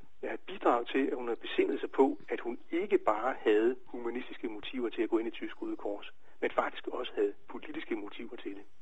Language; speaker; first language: Danish; native; Danish